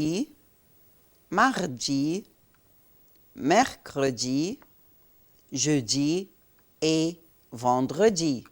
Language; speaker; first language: French; non-native, fluent; Arabic